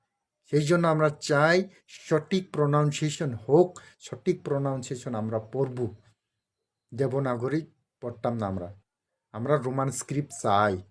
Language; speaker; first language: Bangla; non-native, local second language; Kok Borok